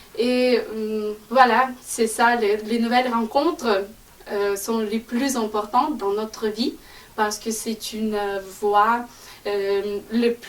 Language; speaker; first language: French; non-native, fluent; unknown